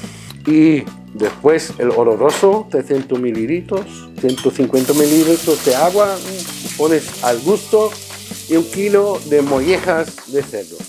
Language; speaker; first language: Spanish; non-native, fluent; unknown